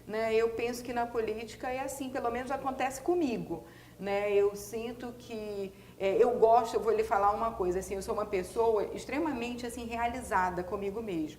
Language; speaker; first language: Portuguese; native; Portuguese